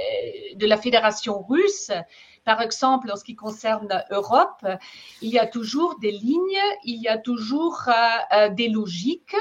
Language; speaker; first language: French; non-native, fluent; German